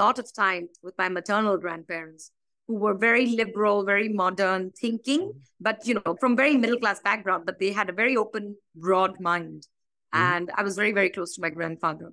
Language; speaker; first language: English; non-native, local second language; Bangla